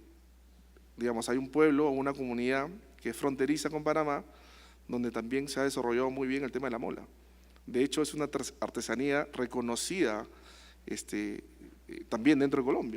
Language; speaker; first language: Spanish; native; Spanish